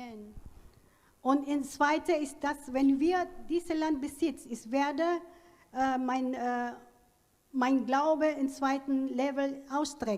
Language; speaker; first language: German; non-native, learner; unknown